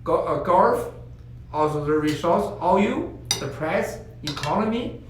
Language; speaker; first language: English; non-native, learner; Chinese